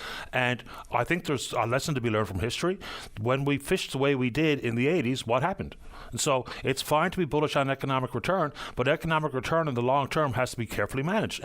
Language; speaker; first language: English; native; English